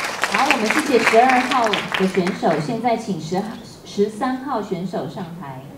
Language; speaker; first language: Chinese; native; Chinese